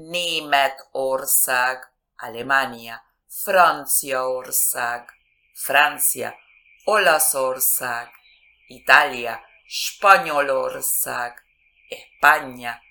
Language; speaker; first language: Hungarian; non-native, learner; Spanish